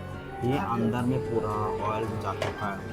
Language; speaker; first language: Hindi; non-native, local second language; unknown